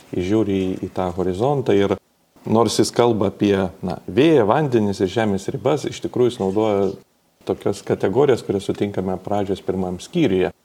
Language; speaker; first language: Lithuanian; native; Lithuanian